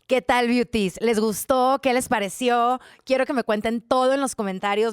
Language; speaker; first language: Spanish; native; Spanish